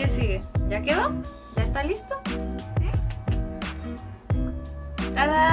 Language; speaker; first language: Spanish; native; Spanish